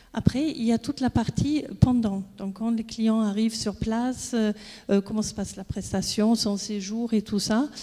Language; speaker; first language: French; non-native, fluent; German